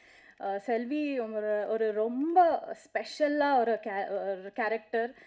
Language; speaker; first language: Tamil; non-native, learner; Kannada